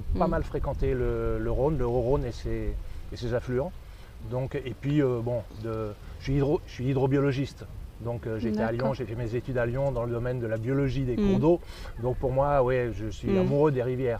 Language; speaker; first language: French; native; French